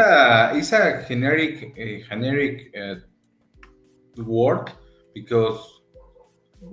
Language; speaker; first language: English; non-native, learner; Spanish